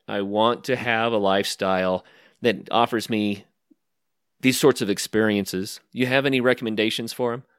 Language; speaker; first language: English; native; English